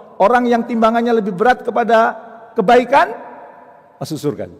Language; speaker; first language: Indonesian; native; Indonesian